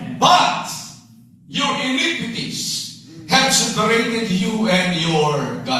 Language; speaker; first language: English; non-native, local second language; Filipino